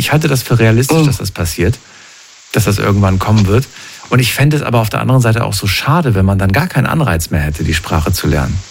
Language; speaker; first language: German; native; German